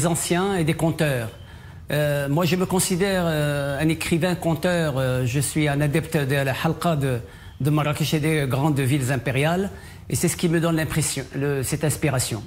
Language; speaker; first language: French; non-native, local second language; Arabic